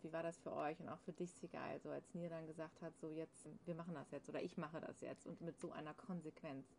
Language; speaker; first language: German; native; German